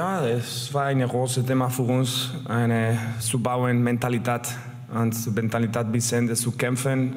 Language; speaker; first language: German; non-native, learner; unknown